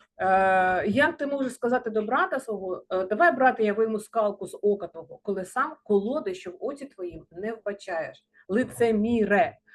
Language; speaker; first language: Ukrainian; non-native, local second language; Russian